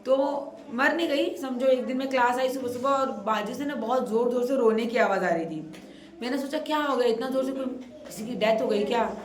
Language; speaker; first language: Hindi; non-native, local second language; Marathi